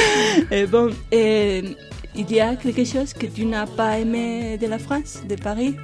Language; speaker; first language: French; non-native, learner; Spanish